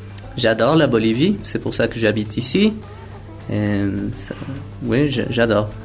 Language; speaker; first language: French; non-native, fluent; Spanish